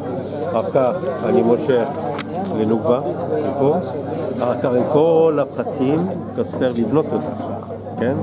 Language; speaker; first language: Hebrew; non-native, fluent; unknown